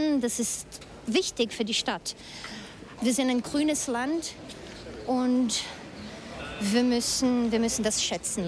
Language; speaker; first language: German; non-native, fluent; Portuguese